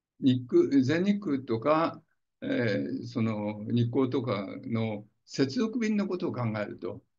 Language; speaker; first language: Japanese; native; Japanese